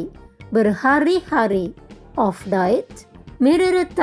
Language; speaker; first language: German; non-native, fluent; Indonesian